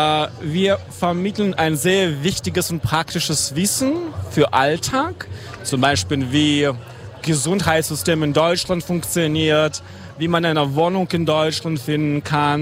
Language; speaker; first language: German; non-native, fluent; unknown